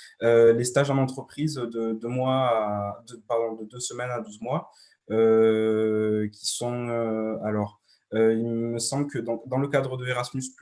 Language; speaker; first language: French; native; French